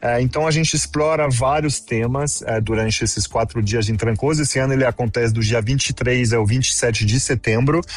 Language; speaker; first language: Portuguese; non-native, fluent; French